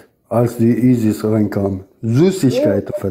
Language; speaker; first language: German; non-native, fluent; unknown